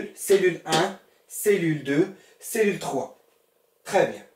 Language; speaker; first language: French; non-native, local second language; Arabic